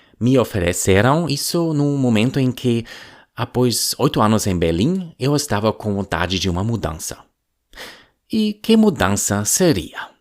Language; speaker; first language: Portuguese; non-native, fluent; German